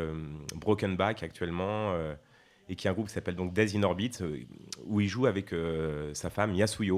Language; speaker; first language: French; native; French